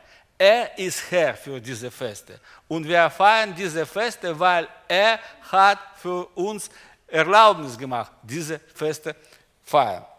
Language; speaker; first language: German; non-native, learner; Russian